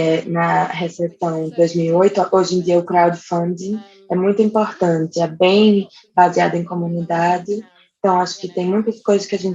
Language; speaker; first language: Portuguese; non-native, fluent; English